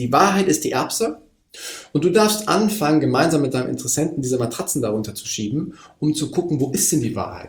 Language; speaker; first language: German; native; German